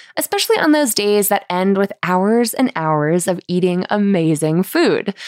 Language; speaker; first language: English; native; English